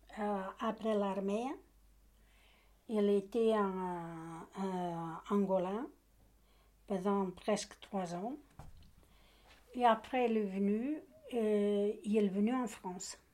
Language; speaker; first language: French; non-native, learner; Portuguese